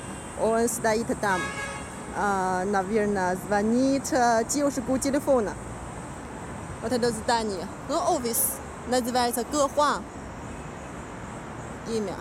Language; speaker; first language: Russian; non-native, learner; Chinese